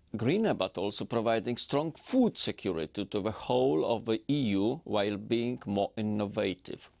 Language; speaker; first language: English; non-native, fluent; Polish